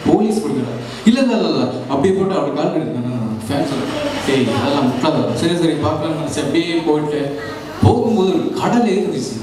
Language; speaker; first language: Tamil; non-native, local second language; Malayalam